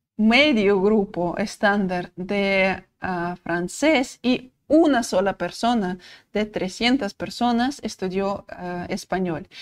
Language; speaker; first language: Spanish; non-native, fluent; Russian